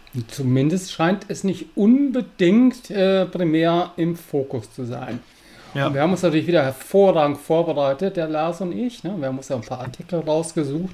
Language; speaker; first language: German; native; German